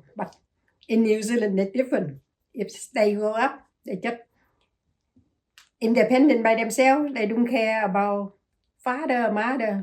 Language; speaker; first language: English; non-native, learner; Chinese